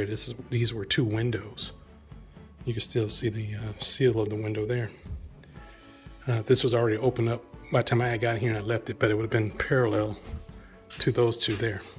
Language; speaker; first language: English; native; English